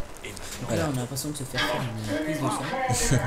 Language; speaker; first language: French; native; French